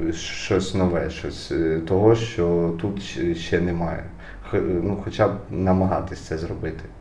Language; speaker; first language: Ukrainian; native; Ukrainian